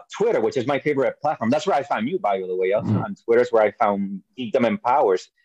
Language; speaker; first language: English; early bilingual, other home language; Spanish